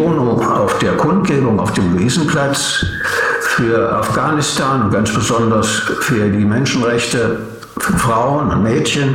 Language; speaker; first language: German; native; German